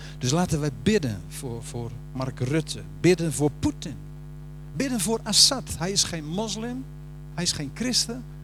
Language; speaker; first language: Dutch; native; Dutch